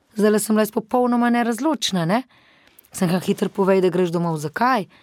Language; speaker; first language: Slovenian; native; Slovenian